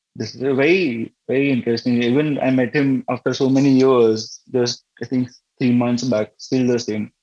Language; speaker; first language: English; non-native, local second language; Gujarati